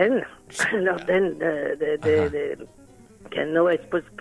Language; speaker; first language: Spanish; non-native, learner; French